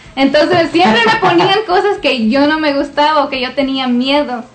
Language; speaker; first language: Spanish; early bilingual, heritage; Spanish